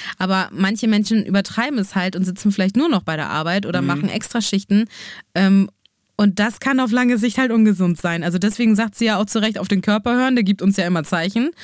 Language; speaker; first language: German; native; German